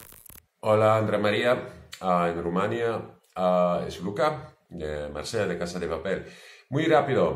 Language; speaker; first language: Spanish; non-native, fluent; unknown